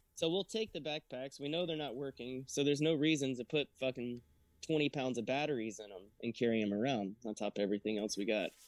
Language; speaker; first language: English; native; English